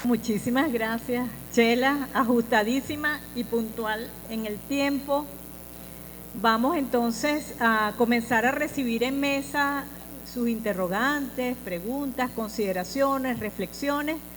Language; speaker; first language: Spanish; native; Spanish